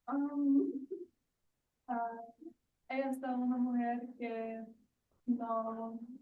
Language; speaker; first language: Spanish; non-native, learner; English